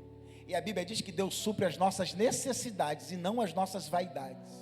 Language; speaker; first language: Portuguese; native; Portuguese